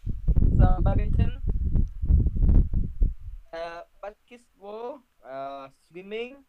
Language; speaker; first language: English; non-native, learner; Vietnamese